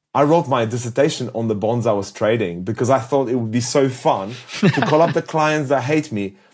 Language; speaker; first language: English; early bilingual, other home language; Polish